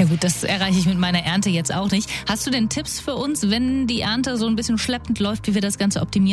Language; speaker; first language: German; native; German